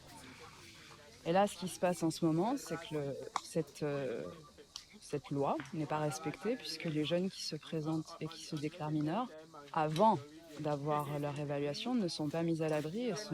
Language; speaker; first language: French; native; French